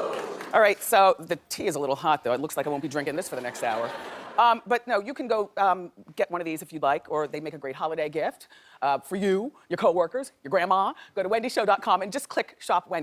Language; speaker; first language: English; native; English